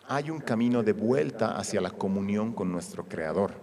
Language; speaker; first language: Spanish; native; Spanish